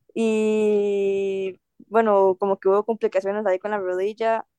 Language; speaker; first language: Spanish; native; Spanish